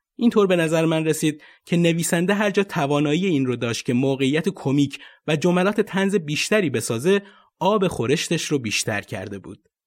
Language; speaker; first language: Persian; native; Persian